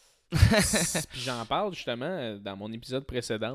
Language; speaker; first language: French; native; French